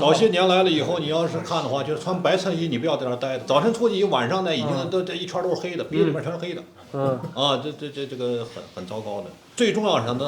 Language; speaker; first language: Chinese; native; Chinese